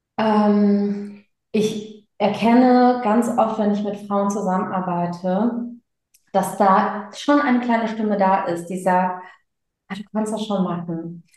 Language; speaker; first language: German; early bilingual, other home language; Tamil